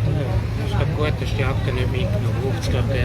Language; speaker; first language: German; native; German